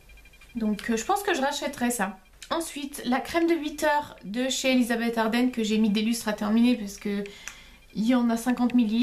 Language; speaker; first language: French; native; French